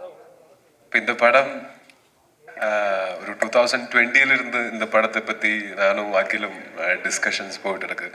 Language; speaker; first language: Tamil; non-native, learner; Malayalam